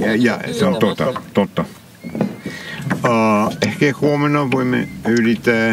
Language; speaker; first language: Finnish; non-native, learner; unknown